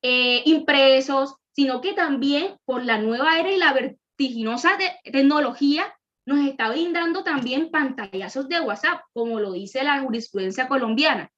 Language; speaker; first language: Spanish; native; Spanish